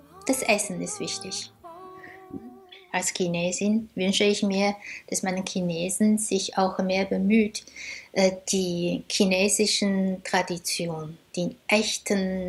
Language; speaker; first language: German; non-native, fluent; Chinese